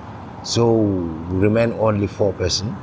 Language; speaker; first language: English; non-native, learner; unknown